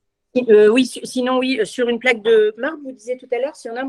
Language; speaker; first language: French; native; French